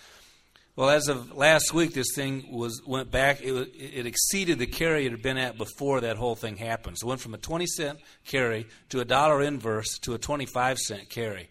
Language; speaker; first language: English; native; English